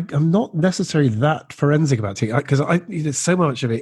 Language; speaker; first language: English; native; English